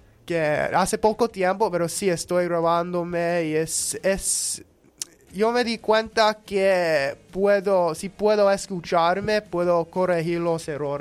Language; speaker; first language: Spanish; non-native, learner; English